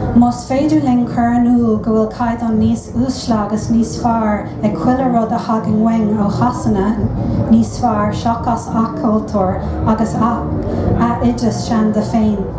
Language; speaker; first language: Irish; non-native, local second language; English